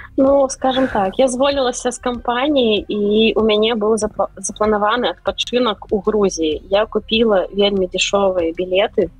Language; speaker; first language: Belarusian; non-native, local second language; Russian